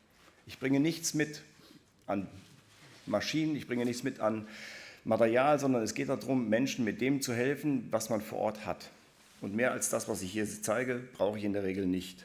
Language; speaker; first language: German; native; German